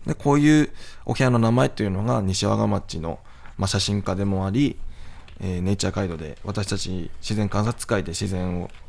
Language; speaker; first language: Japanese; native; Japanese